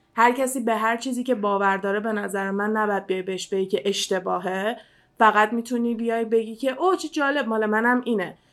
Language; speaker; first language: Persian; early bilingual, heritage; Persian